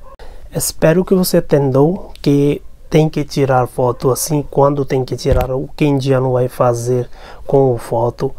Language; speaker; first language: Portuguese; non-native, learner; Hindi